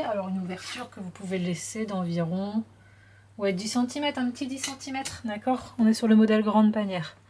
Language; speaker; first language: French; native; French